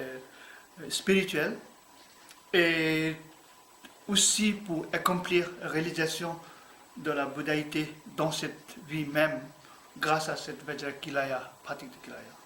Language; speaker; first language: French; non-native, learner; Tibetan